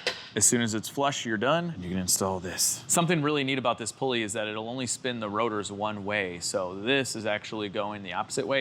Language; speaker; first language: English; native; English